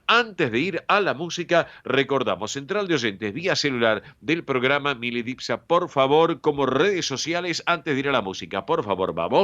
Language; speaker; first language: Spanish; native; Spanish